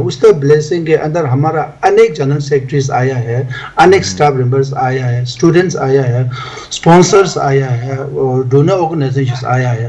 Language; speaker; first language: Hindi; non-native, local second language; Tibetan